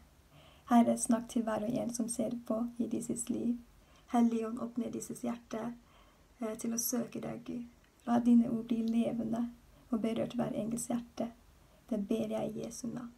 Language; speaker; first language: Norwegian; non-native, fluent; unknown